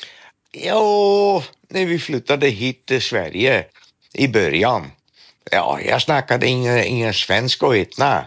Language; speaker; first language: Swedish; non-native, fluent; Dutch